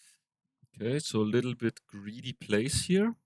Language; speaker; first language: English; non-native, fluent; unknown